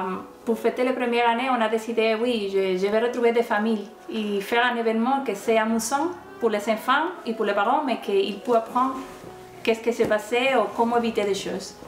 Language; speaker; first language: French; non-native, fluent; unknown